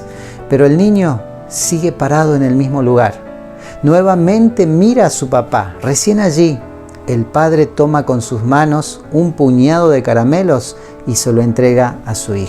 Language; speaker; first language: Spanish; native; Spanish